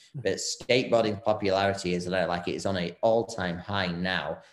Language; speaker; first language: English; native; English